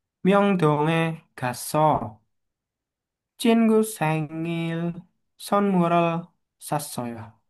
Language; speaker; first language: Korean; non-native, learner; Indonesian